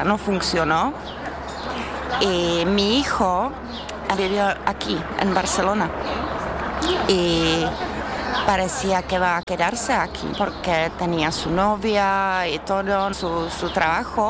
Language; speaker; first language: Spanish; non-native, fluent; Czech